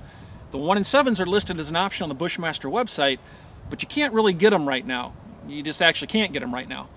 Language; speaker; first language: English; native; English